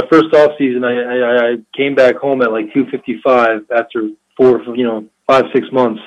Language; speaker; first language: English; early bilingual, other home language; Albanian